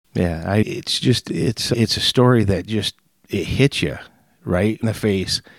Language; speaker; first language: English; native; English